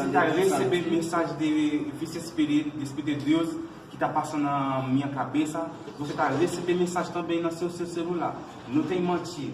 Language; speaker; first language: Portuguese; non-native, learner; Haitian Creole